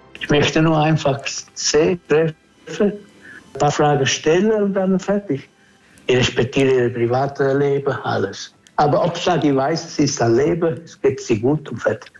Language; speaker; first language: German; non-native, learner; Italian